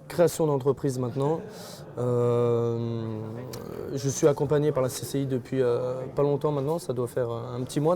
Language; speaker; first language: French; native; French